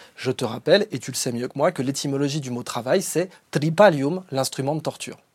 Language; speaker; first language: French; native; French